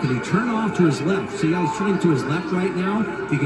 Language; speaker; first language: English; native; English